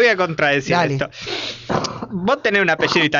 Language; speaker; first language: Spanish; native; Spanish